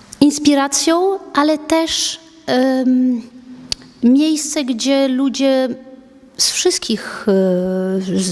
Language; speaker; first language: Polish; early bilingual, heritage; French